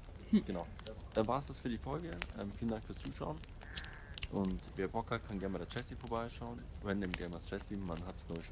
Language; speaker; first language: German; native; German